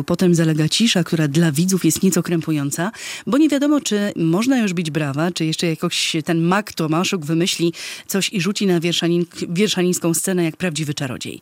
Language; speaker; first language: Polish; native; Polish